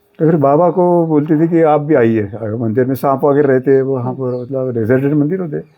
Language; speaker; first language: Hindi; non-native, local second language; Marathi